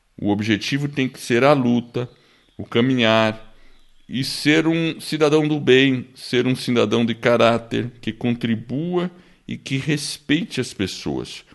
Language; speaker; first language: Portuguese; early bilingual, other home language; English